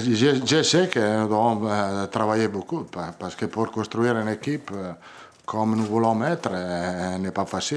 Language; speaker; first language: French; non-native, learner; Italian